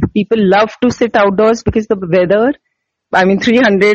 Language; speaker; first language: English; non-native, local second language; Hindi